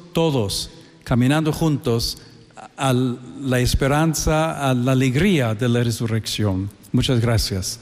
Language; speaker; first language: Spanish; non-native, fluent; English